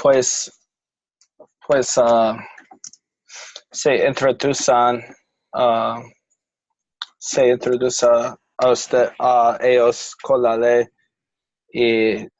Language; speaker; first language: Spanish; non-native, learner; English